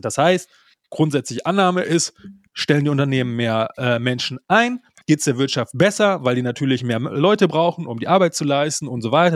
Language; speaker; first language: German; native; German